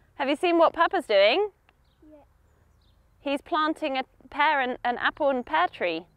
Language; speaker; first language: English; native; English